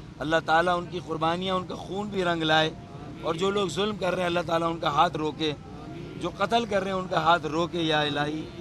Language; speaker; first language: Urdu; native; Urdu